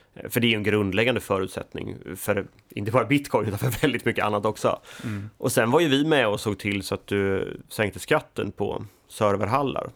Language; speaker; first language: Swedish; native; Swedish